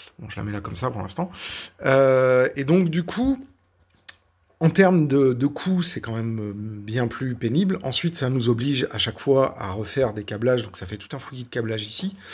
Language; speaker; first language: French; native; French